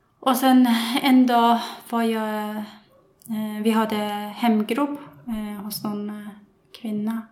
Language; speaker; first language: Swedish; non-native, fluent; Persian